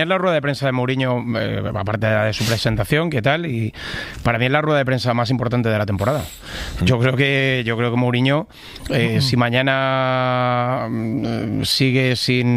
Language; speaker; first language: Spanish; native; Spanish